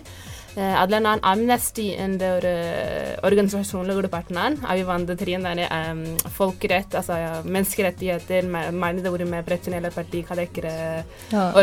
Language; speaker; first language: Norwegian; early bilingual, other home language; Tamil